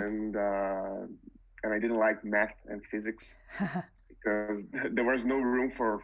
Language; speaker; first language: English; non-native, fluent; Portuguese